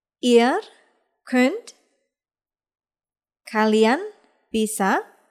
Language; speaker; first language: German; non-native, fluent; Indonesian